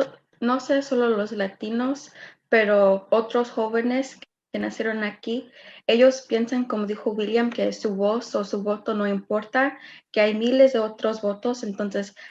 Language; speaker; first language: Spanish; early bilingual, heritage; Spanish